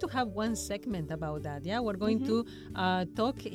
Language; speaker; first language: English; non-native, fluent; Spanish